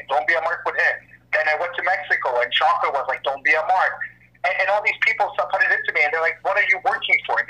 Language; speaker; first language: English; non-native, fluent; Hebrew